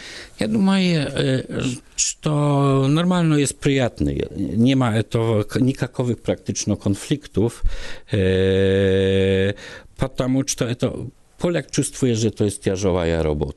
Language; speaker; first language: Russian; non-native, learner; Polish